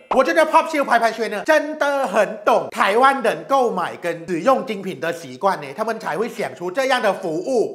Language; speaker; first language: Chinese; non-native, fluent; Thai